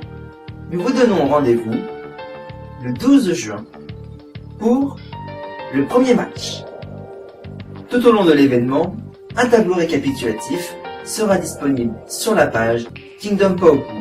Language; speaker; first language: French; native; French